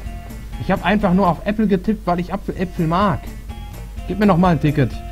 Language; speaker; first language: German; native; German